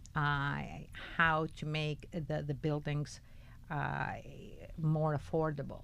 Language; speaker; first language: English; non-native, fluent; Albanian